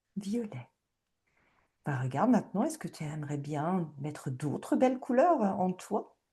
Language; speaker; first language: French; native; French